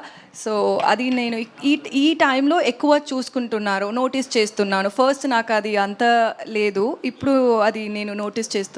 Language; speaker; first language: Telugu; non-native, learner; Tamil